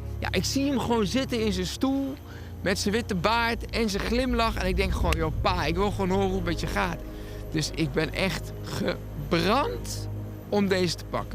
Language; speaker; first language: Dutch; native; Dutch